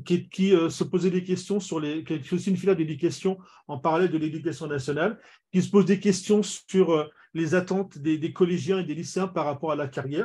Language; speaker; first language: French; native; French